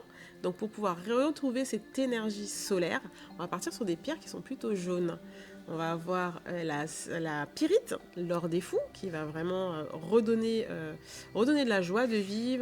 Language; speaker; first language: French; native; French